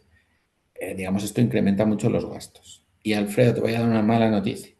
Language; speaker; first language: Spanish; native; Spanish